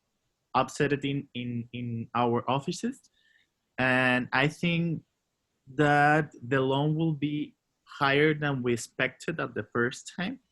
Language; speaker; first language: English; non-native, learner; Spanish